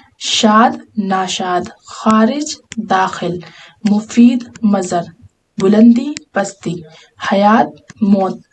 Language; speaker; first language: Urdu; native; Urdu